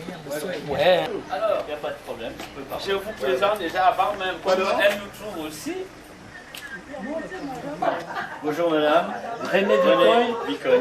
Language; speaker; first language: French; native; French